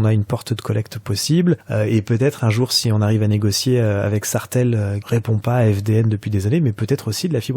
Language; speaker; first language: French; native; French